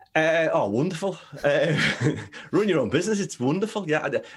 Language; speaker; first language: English; native; English